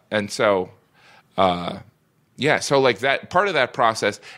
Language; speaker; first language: English; native; English